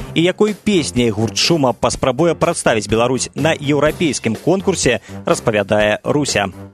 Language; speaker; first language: Belarusian; native; Belarusian